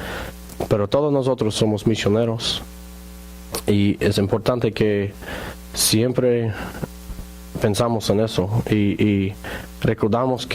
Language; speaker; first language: Spanish; non-native, fluent; English